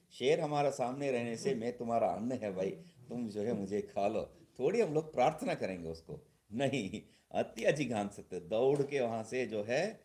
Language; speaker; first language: Hindi; non-native, local second language; Tamil